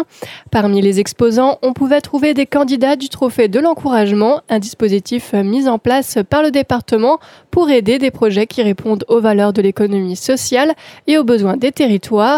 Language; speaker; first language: French; native; French